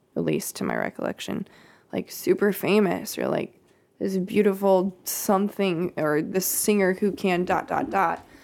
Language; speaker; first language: English; native; English